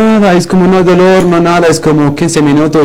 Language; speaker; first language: Spanish; non-native, learner; Arabic